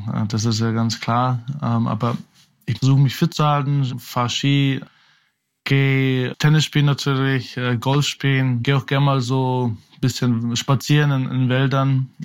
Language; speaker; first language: German; native; German